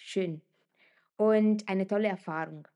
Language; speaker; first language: German; non-native, fluent; Italian